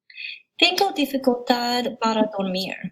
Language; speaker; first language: Spanish; non-native, learner; English